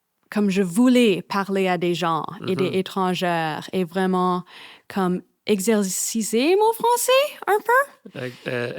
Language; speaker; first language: French; non-native, fluent; English